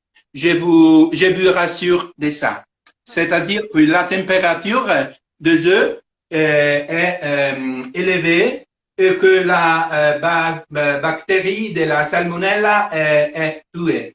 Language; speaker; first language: French; non-native, fluent; Italian